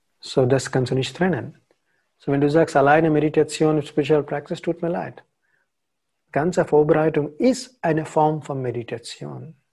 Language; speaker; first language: German; non-native, learner; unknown